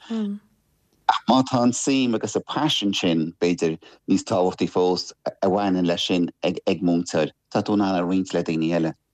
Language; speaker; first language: Irish; non-native, local second language; English